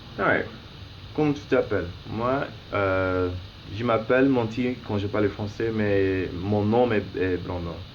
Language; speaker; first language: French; non-native, learner; English